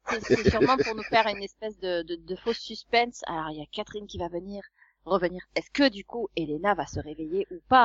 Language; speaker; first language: French; native; French